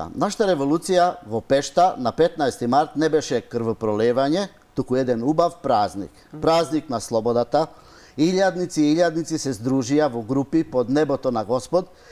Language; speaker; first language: Macedonian; non-native, fluent; Hungarian